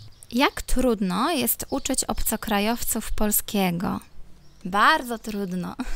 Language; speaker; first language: Polish; non-native, local second language; Ukrainian